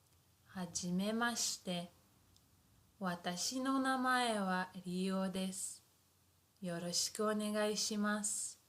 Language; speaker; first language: Japanese; non-native, fluent; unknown